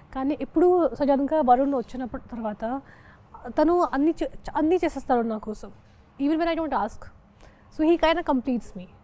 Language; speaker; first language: Telugu; non-native, fluent; Hindi